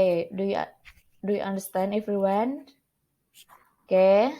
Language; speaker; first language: English; non-native, learner; Indonesian